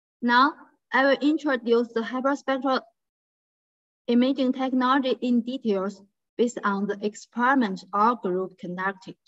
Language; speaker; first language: English; non-native, fluent; Chinese